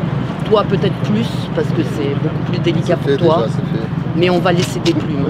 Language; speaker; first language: French; native; French